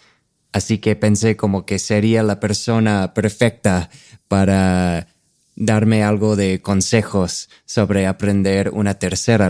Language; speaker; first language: Spanish; non-native, fluent; English